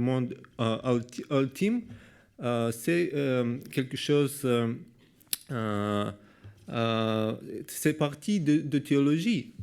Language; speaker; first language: French; non-native, learner; Russian